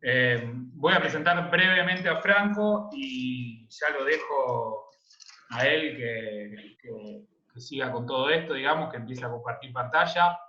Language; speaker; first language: Spanish; native; Spanish